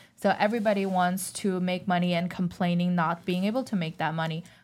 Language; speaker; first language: English; non-native, fluent; Chinese